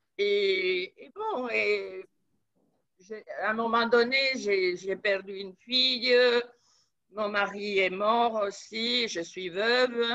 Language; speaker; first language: French; non-native, fluent; Spanish